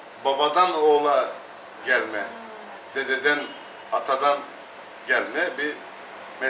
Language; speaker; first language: Turkish; native; Turkish